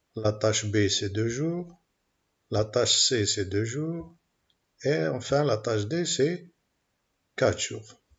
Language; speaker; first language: French; non-native, local second language; Arabic